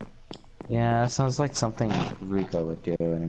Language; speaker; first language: English; native; English